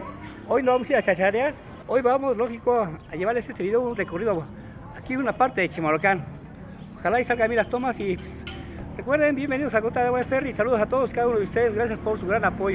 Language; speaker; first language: Spanish; native; Spanish